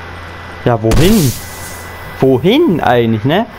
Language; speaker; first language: German; native; German